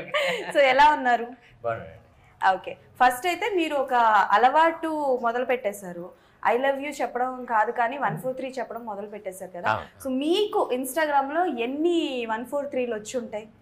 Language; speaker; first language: Telugu; native; Telugu